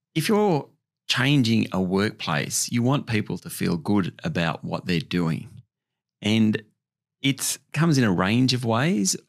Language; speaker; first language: English; native; English